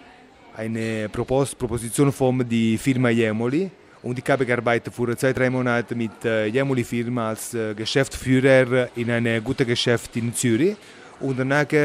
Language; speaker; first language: German; non-native, learner; Italian